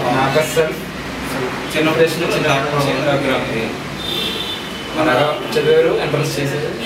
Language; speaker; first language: Telugu; non-native, learner; Malayalam